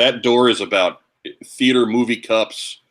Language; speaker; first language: English; native; English